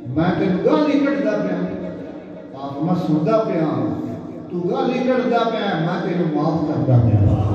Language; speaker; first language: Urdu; non-native, local second language; Punjabi